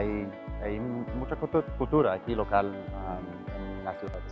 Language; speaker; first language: Spanish; early bilingual, heritage; Spanish